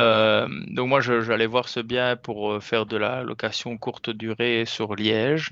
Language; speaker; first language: French; native; French